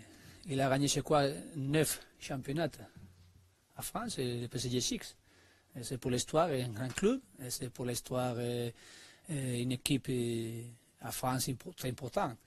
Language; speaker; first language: French; non-native, learner; Spanish